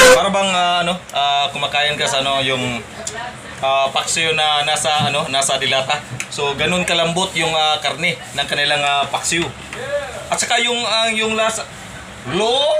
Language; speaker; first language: Filipino; non-native, local second language; Cebuano